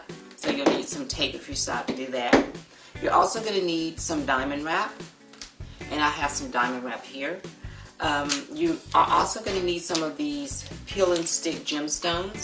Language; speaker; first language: English; native; English